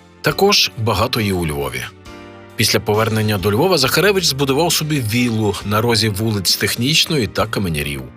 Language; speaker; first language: Ukrainian; native; Ukrainian